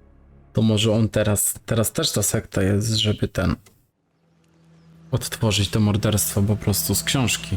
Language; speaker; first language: Polish; native; Polish